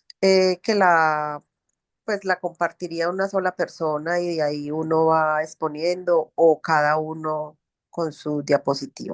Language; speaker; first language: Spanish; native; Spanish